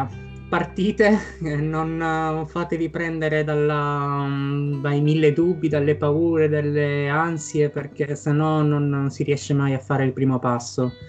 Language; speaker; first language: Italian; native; Italian